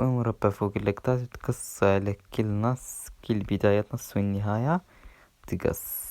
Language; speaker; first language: Arabic; native; Arabic